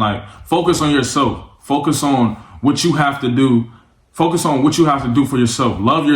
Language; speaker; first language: English; native; English